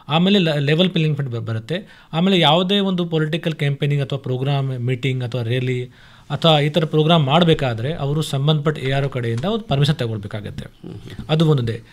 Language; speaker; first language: Kannada; non-native, fluent; Hindi